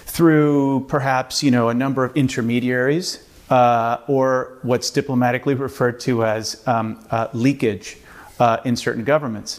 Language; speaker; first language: English; early bilingual, other home language; Spanish